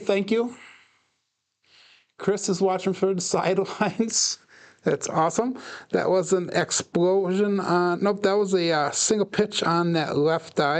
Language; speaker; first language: English; native; English